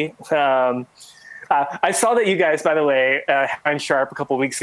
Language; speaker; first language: English; native; English